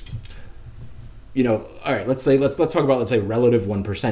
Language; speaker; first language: English; native; English